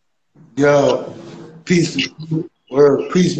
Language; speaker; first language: English; native; English